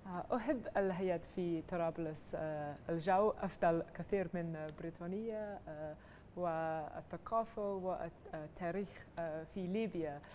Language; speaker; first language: Arabic; non-native, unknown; English